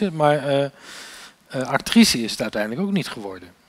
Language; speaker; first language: Dutch; native; Dutch